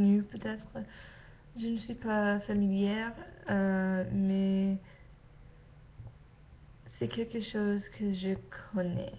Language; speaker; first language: French; non-native, learner; English